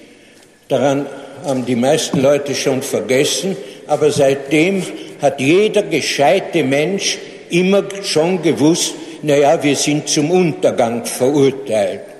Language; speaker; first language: German; non-native, fluent; English